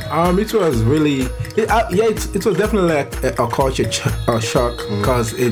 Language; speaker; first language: English; non-native, local second language; Yoruba